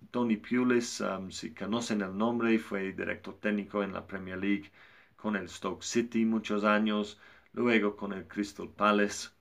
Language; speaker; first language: Spanish; non-native, fluent; English